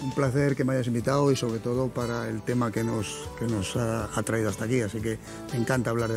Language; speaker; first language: Spanish; native; Spanish